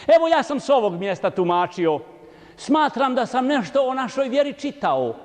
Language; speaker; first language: Bosnian; native; Bosnian